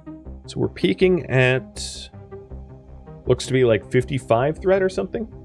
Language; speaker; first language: English; native; English